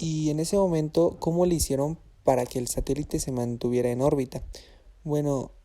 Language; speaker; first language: Spanish; native; Spanish